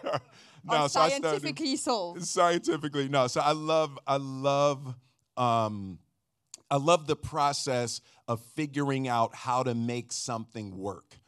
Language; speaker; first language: English; native; English